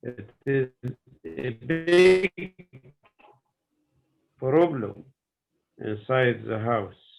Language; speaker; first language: English; non-native, learner; Arabic